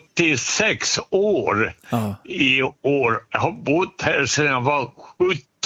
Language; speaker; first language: Swedish; native; Swedish